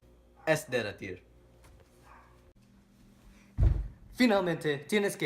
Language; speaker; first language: Spanish; non-native, learner; English